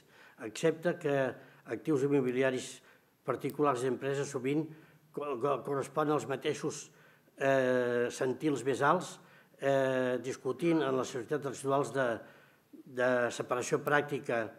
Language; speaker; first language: Catalan; native; Catalan